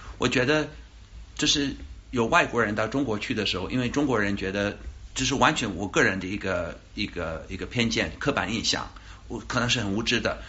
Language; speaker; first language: Chinese; non-native, fluent; English